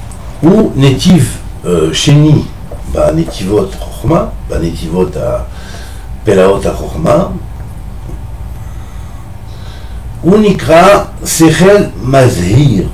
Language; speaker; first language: Hebrew; non-native, fluent; French